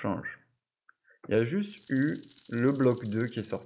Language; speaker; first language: French; native; French